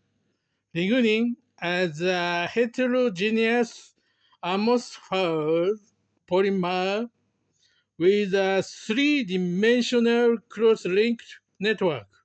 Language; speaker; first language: English; non-native, learner; Japanese